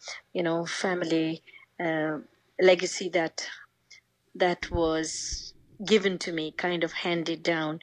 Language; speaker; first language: English; non-native, local second language; Bangla